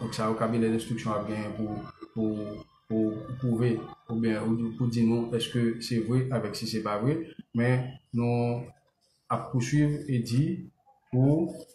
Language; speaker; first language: French; non-native, local second language; Haitian Creole